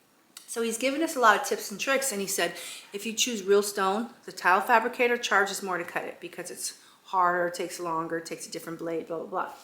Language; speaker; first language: English; native; English